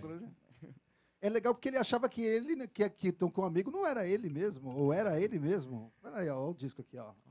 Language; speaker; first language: Portuguese; native; Portuguese